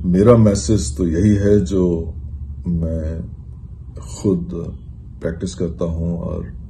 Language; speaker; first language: Hindi; non-native, local second language; Punjabi